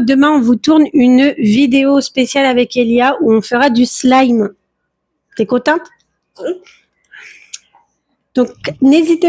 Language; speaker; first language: French; native; French